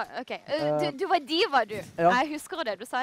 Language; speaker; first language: Norwegian; non-native, learner; Lithuanian